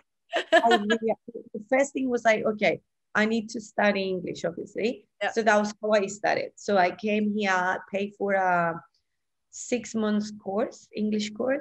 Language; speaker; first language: English; non-native, fluent; Spanish